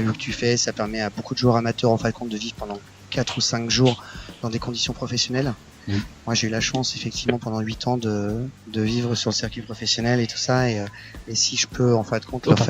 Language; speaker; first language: French; native; French